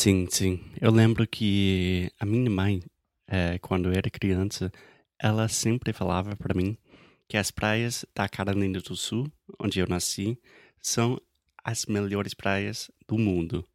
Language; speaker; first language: Portuguese; non-native, fluent; English